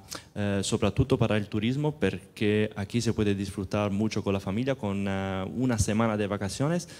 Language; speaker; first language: Spanish; non-native, fluent; Italian